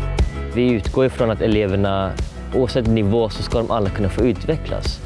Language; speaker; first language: Swedish; native; Swedish